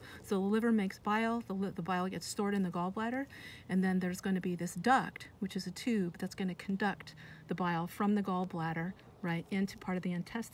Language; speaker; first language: English; native; English